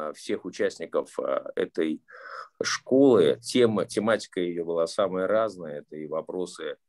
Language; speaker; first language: Russian; native; Russian